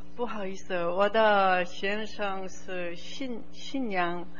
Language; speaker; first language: Chinese; non-native, learner; Korean